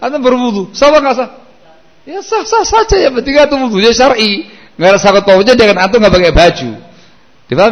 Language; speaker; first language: Indonesian; non-native, local second language; Javanese